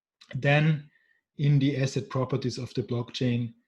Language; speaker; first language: English; non-native, fluent; German